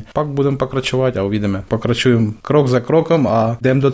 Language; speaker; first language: Czech; non-native, learner; Ukrainian